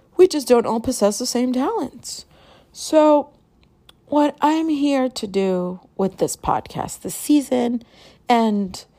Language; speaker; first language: English; early bilingual, other home language; Spanish